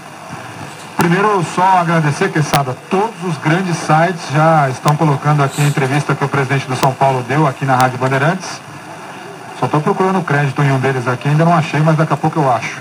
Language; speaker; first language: Portuguese; native; Portuguese